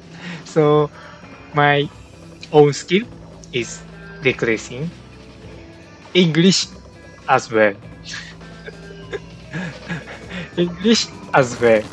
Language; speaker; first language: English; non-native, learner; Japanese